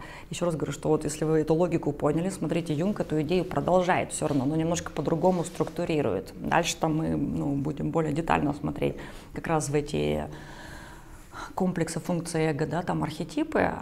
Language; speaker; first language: Russian; native; Russian